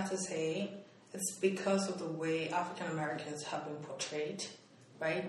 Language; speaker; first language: English; non-native, local second language; Igbo